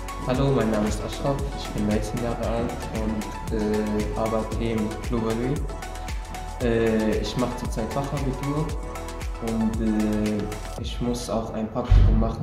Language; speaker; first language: German; early bilingual, other home language; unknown